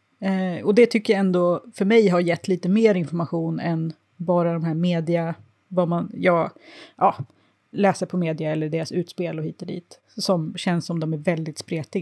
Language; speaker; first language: Swedish; native; Swedish